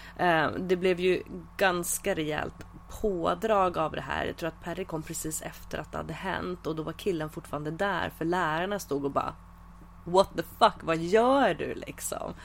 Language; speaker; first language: Swedish; native; Swedish